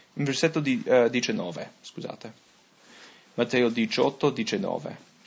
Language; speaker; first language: Italian; non-native, fluent; English